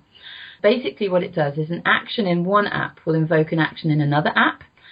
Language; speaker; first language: English; native; English